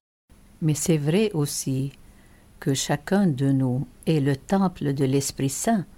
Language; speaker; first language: French; non-native, local second language; Arabic